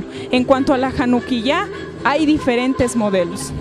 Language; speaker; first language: Spanish; native; Spanish